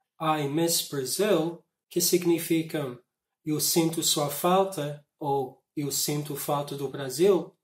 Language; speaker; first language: Portuguese; non-native, fluent; English